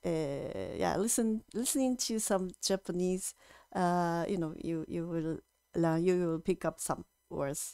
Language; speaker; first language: English; non-native, fluent; Japanese